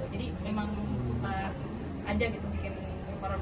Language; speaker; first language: Indonesian; native; Indonesian